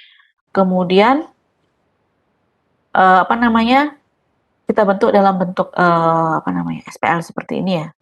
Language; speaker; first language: Indonesian; native; Indonesian